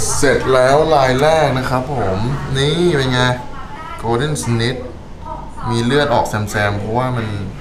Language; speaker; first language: Thai; native; Thai